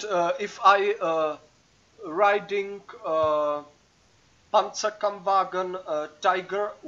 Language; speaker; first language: English; non-native, learner; Czech